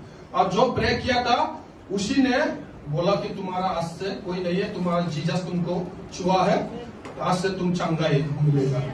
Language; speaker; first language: Hindi; non-native, local second language; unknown